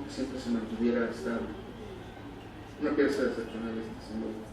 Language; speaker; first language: Spanish; native; Spanish